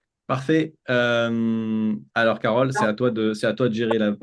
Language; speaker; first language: French; native; French